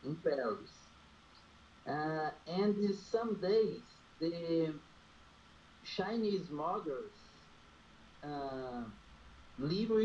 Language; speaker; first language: English; non-native, learner; Portuguese